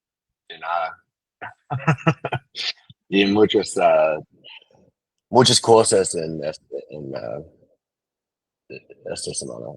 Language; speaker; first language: Spanish; non-native, learner; English